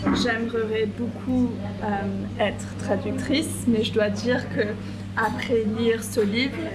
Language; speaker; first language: French; non-native, fluent; English